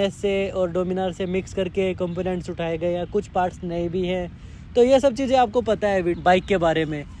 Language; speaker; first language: Hindi; native; Hindi